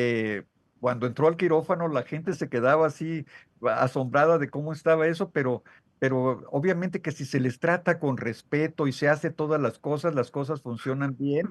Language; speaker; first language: Spanish; native; Spanish